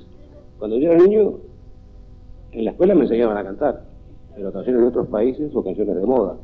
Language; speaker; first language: Spanish; native; Spanish